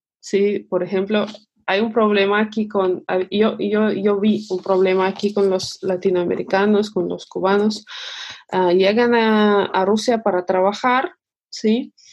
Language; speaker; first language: Spanish; non-native, fluent; Russian